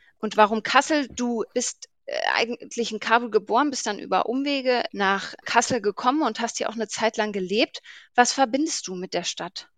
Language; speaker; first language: German; native; German